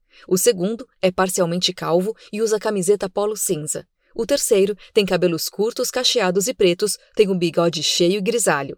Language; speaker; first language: Portuguese; native; Portuguese